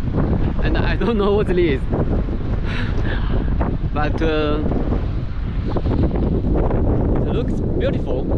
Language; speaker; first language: English; non-native, fluent; Chinese